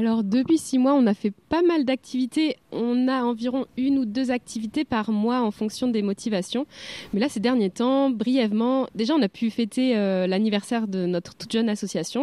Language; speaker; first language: French; native; French